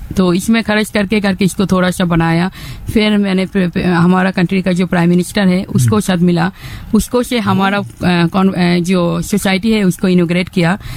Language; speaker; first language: Hindi; non-native, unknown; Bangla